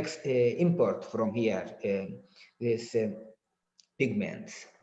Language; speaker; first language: English; non-native, learner; Azerbaijani